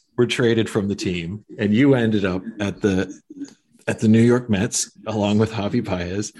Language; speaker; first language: English; native; English